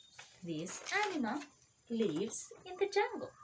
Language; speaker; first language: English; non-native, fluent; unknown